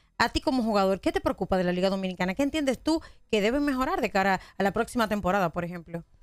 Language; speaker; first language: Spanish; native; Spanish